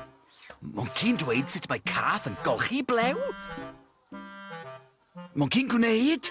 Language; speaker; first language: Welsh; native; Welsh